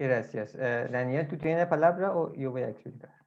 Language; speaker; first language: Spanish; non-native, fluent; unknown